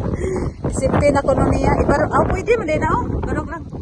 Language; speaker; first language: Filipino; non-native, local second language; Cebuano